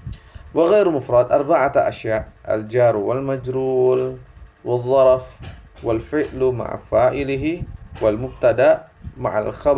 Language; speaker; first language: Arabic; non-native, fluent; Indonesian